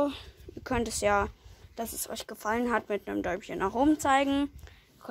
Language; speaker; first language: German; native; German